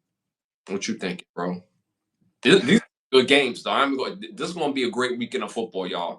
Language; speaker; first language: English; native; English